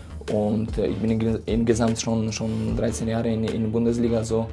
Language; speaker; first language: German; non-native, fluent; Slovak